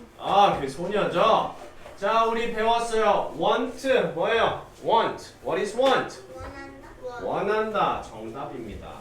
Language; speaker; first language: Korean; native; Korean